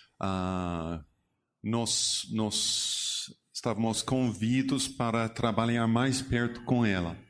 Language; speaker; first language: Portuguese; non-native, learner; English